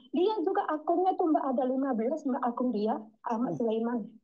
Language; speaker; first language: Indonesian; native; Indonesian